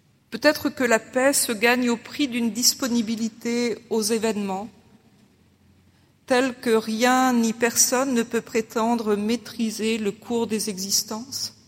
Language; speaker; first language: French; native; French